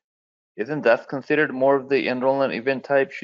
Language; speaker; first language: English; native; English